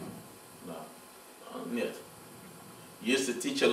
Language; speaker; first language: Russian; non-native, fluent; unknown